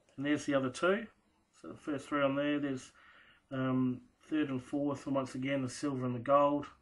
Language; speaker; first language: English; native; English